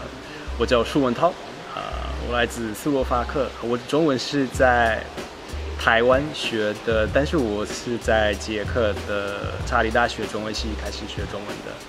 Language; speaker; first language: Chinese; non-native, fluent; Slovak